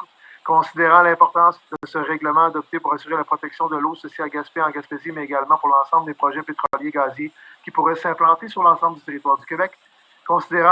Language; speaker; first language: French; native; French